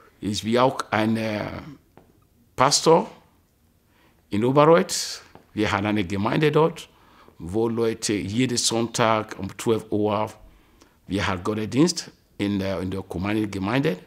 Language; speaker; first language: German; non-native, learner; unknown